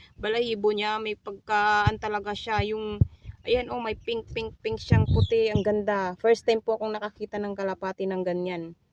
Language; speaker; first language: Filipino; non-native, local second language; Cebuano